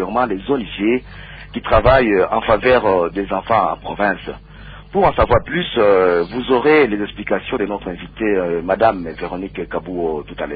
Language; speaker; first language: French; non-native, local second language; Swahili